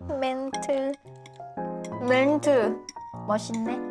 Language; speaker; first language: Korean; non-native, fluent; Lao